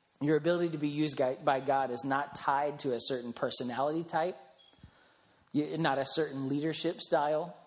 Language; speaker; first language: English; native; English